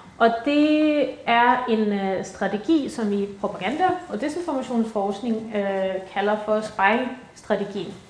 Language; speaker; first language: Danish; early bilingual, other home language; Ukrainian